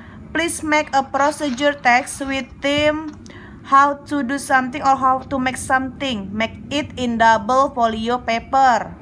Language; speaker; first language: English; non-native, local second language; Indonesian